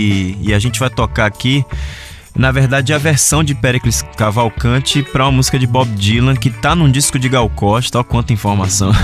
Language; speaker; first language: Portuguese; native; Portuguese